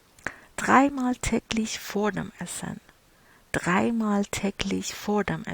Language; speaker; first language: German; non-native, fluent; Persian